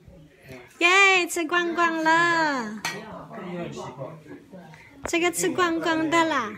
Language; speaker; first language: Chinese; non-native, learner; Filipino